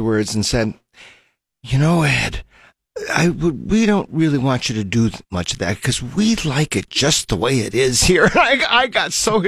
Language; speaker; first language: English; native; English